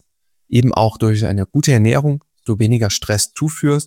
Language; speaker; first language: German; native; German